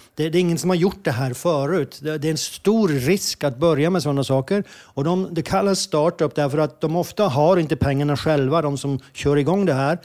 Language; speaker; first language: Swedish; non-native, fluent; Hebrew